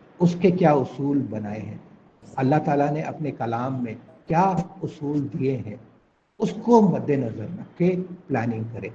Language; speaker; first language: Urdu; non-native, local second language; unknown